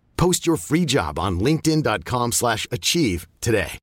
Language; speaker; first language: English; native; English